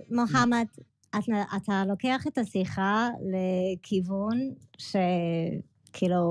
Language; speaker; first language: Hebrew; early bilingual, other home language; English